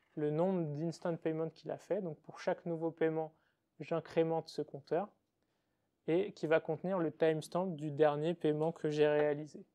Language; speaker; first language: French; native; French